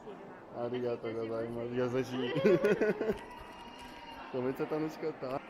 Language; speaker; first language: Japanese; non-native, learner; French